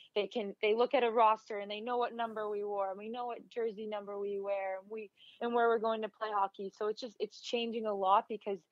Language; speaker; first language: English; native; English